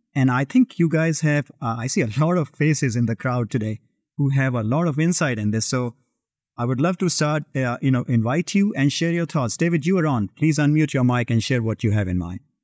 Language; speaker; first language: English; non-native, local second language; Hindi